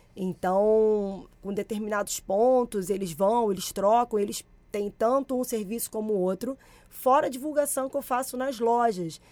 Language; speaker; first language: Portuguese; early bilingual, other home language; Spanish